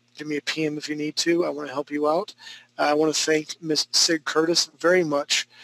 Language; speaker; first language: English; native; English